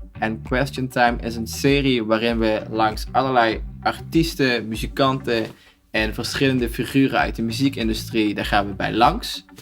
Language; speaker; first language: Dutch; native; Dutch